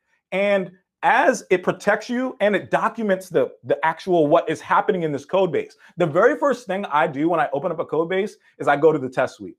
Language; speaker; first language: English; native; English